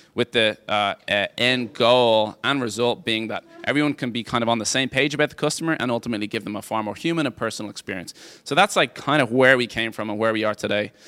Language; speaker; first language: English; native; English